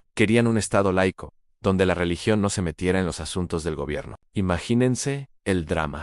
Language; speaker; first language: Spanish; native; Spanish